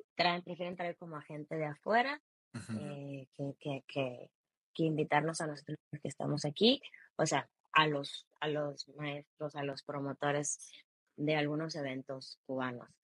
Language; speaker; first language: Spanish; native; Spanish